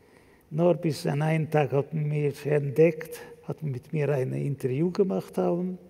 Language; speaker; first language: German; non-native, fluent; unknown